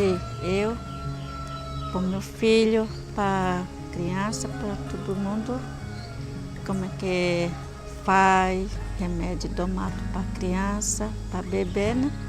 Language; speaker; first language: Portuguese; non-native, local second language; Guarani